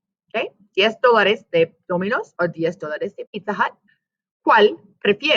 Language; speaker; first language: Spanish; non-native, fluent; English